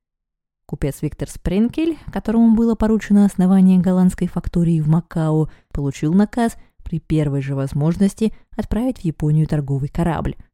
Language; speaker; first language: Russian; native; Russian